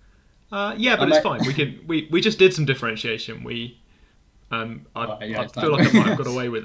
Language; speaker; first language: English; native; English